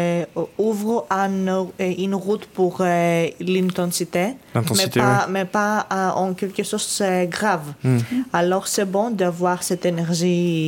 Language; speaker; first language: French; non-native, learner; Greek